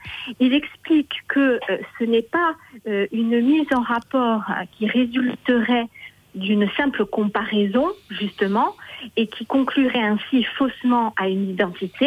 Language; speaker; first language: French; native; French